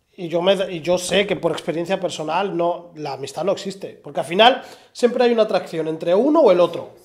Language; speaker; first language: Spanish; early bilingual, other home language; Arabic